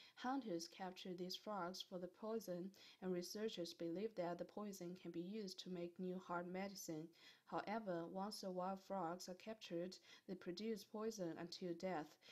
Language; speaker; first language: English; non-native, fluent; Chinese